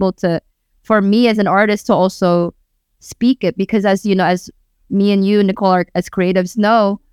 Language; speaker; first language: English; early bilingual, other home language; Waray